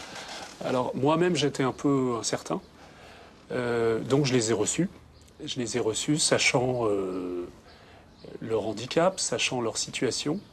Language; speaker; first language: French; native; French